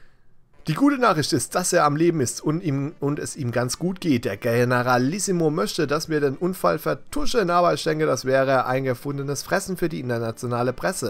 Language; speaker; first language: German; native; German